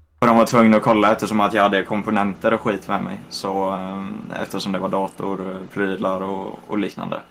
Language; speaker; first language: Swedish; native; Swedish